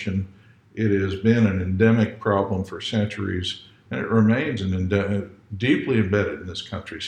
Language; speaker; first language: English; native; English